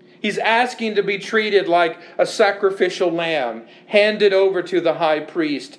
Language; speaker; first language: English; native; English